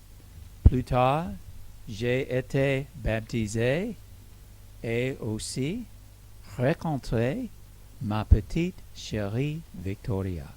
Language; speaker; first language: French; non-native, learner; English